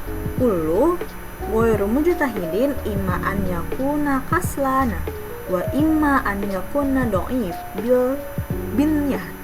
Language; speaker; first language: Arabic; non-native, learner; Indonesian